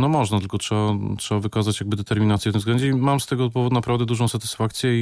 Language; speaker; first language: Polish; native; Polish